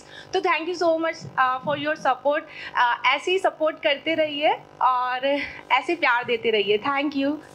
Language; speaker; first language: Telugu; non-native, fluent; Hindi